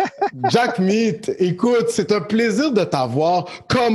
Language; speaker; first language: French; native; French